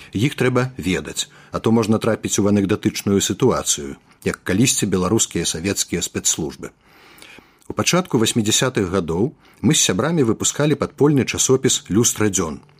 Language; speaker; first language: Belarusian; native; Belarusian